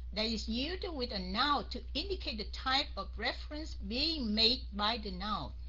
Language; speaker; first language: English; non-native, fluent; Vietnamese